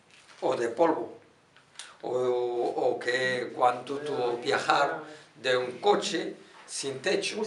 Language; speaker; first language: Spanish; non-native, learner; Arabic